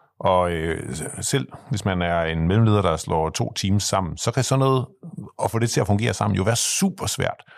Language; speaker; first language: Danish; native; Danish